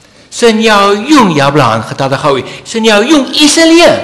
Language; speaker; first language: Chinese; non-native, fluent; English